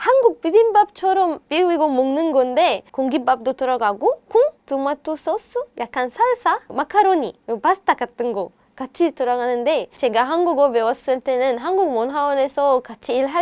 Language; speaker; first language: Korean; non-native, fluent; Arabic